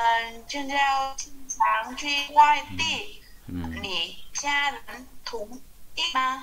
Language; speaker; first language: Chinese; non-native, learner; Vietnamese